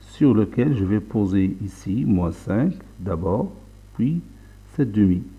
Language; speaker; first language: French; non-native, local second language; Arabic